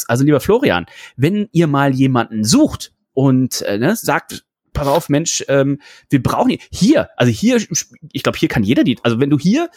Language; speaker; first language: German; native; German